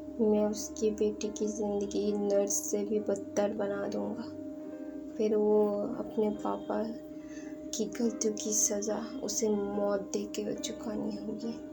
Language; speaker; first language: Hindi; non-native, local second language; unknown